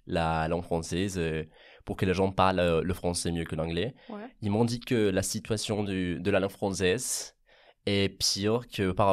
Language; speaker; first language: French; non-native, fluent; Catalan